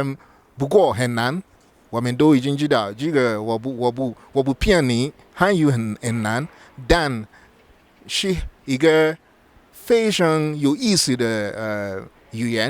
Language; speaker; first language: Chinese; non-native, fluent; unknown